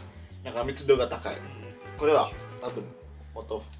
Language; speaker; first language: Japanese; non-native, fluent; Indonesian